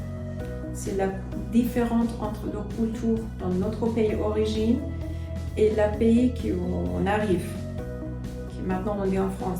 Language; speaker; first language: French; non-native, learner; Persian